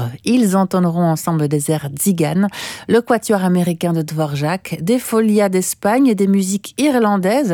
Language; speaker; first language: French; native; French